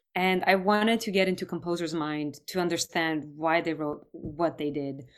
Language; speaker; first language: English; non-native, fluent; Serbian